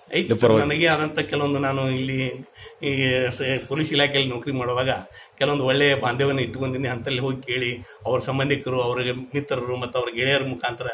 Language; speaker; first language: Kannada; native; Kannada